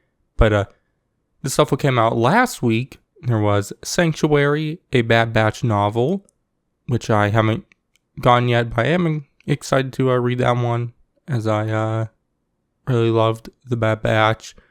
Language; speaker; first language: English; native; English